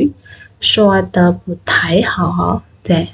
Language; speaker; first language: Chinese; non-native, learner; Khmer